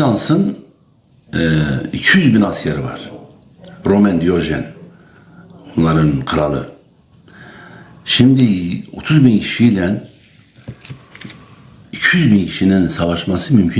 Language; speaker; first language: Turkish; non-native, local second language; Kurdish